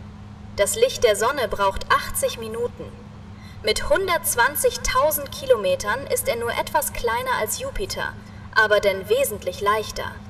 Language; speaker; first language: German; native; German